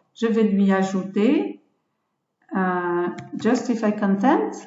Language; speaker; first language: French; non-native, local second language; Arabic